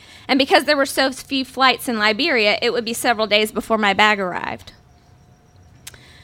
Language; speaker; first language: English; native; English